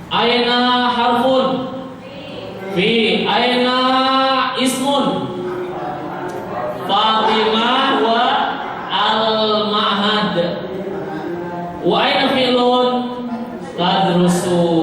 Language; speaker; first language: Arabic; non-native, fluent; Indonesian